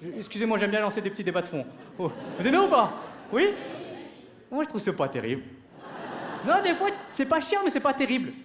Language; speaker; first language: French; early bilingual, other home language; Vietnamese